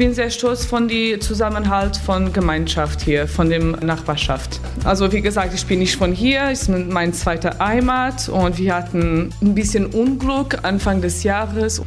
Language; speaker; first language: German; non-native, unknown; Portuguese